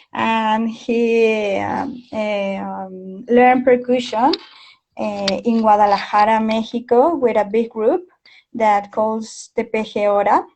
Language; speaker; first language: English; non-native, fluent; Spanish